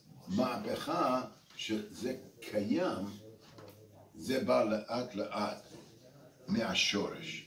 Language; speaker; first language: Hebrew; non-native, fluent; English